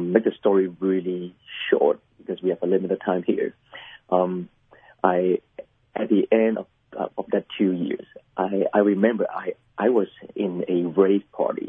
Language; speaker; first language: English; early bilingual, other home language; Cantonese